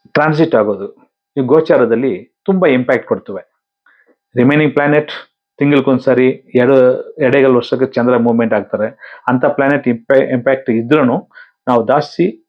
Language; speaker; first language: Kannada; non-native, local second language; Tamil